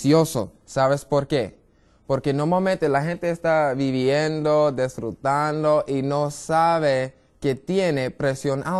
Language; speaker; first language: Spanish; non-native, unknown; English